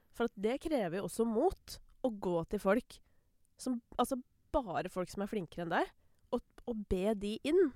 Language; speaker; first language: Norwegian; native; Norwegian